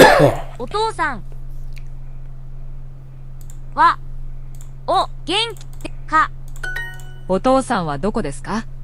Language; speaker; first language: Japanese; non-native, learner; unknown